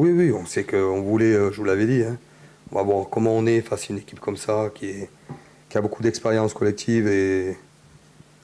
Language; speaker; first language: French; native; French